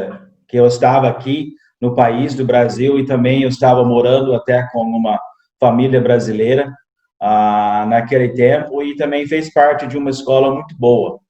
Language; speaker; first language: Portuguese; non-native, fluent; English